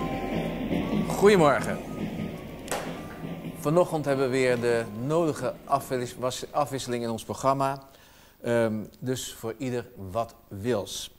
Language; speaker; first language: Dutch; native; Dutch